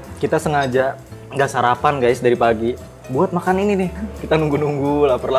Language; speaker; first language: Indonesian; native; Indonesian